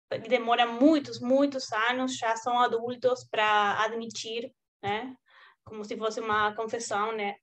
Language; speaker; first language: Portuguese; non-native, fluent; Spanish